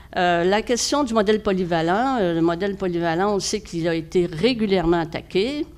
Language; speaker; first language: French; native; French